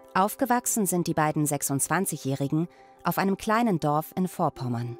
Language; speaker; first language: German; native; German